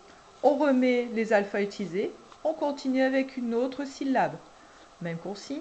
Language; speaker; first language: French; native; French